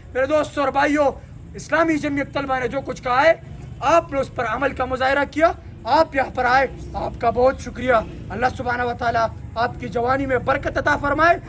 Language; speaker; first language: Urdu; non-native, local second language; Pashto